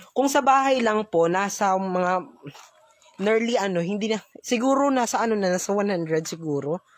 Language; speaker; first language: Filipino; non-native, local second language; Cebuano